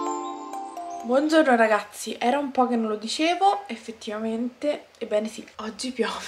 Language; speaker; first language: Italian; native; Italian